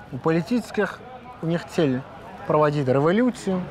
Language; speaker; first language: Russian; non-native, local second language; Tajik